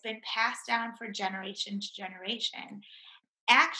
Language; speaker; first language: English; native; English